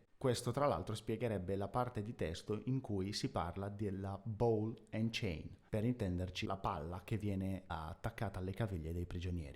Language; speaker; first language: Italian; native; Italian